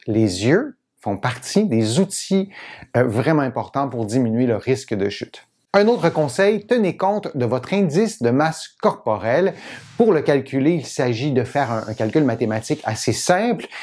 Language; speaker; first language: French; native; French